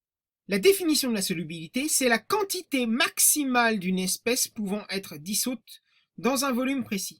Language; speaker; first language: French; native; French